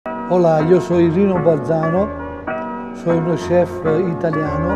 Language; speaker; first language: Spanish; non-native, fluent; Italian